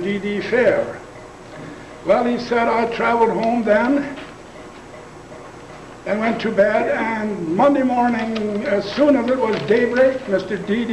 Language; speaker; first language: English; non-native, local second language; Plautdietsch